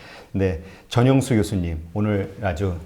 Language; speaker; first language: Korean; native; Korean